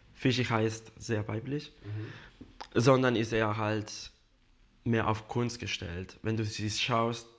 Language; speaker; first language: German; non-native, fluent; Spanish